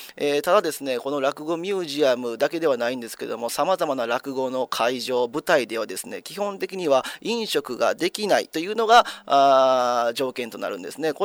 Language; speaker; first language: Japanese; native; Japanese